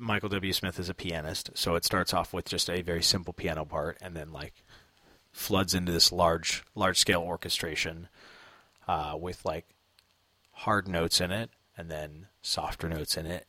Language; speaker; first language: English; native; English